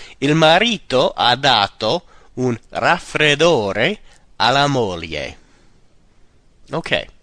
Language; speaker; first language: Italian; non-native, fluent; English